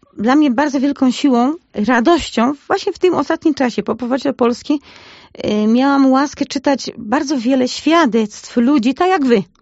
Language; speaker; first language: Polish; native; Polish